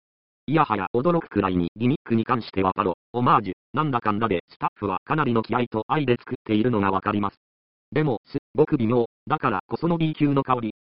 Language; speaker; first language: Japanese; native; Japanese